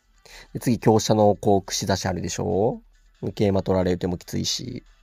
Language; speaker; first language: Japanese; native; Japanese